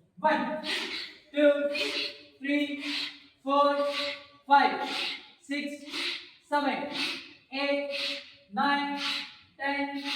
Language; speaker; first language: English; non-native, local second language; Kannada